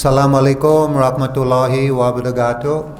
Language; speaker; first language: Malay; non-native, fluent; English